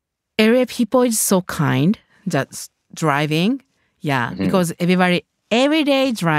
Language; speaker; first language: English; non-native, learner; Japanese